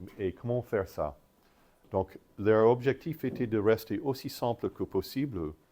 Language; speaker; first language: French; non-native, fluent; English